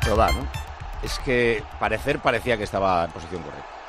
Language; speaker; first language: Spanish; native; Spanish